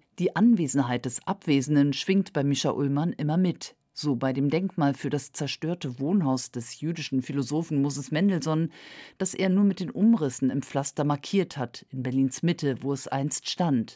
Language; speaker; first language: German; native; German